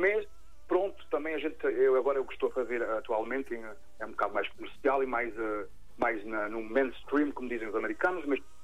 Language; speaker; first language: Portuguese; early bilingual, heritage; Portuguese